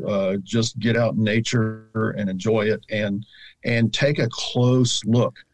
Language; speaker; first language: English; native; English